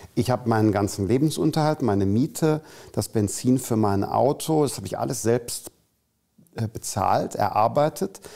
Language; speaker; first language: German; native; German